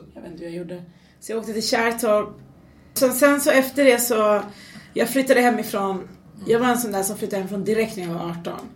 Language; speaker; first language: Swedish; early bilingual, other home language; Persian